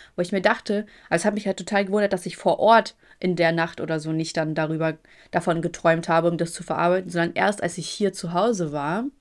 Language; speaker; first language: German; early bilingual, other home language; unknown